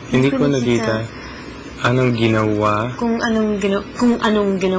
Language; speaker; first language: Filipino; early bilingual, heritage; English